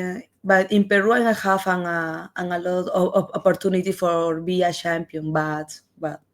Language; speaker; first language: English; non-native, learner; Spanish